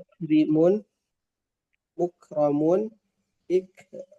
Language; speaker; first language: Arabic; non-native, learner; Indonesian